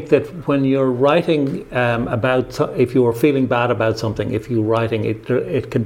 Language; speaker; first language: English; native; English